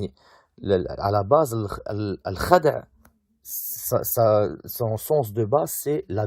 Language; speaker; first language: French; native; French